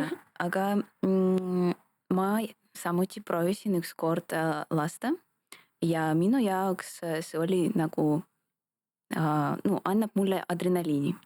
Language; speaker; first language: Estonian; non-native, local second language; Russian